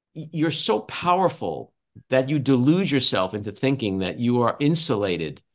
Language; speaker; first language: English; native; English